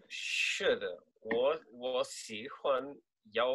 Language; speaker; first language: Chinese; non-native, learner; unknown